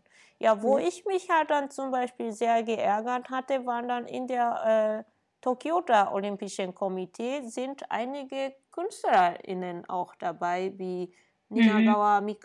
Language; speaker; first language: German; non-native, fluent; Japanese